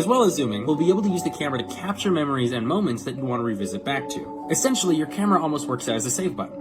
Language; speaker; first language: English; native; English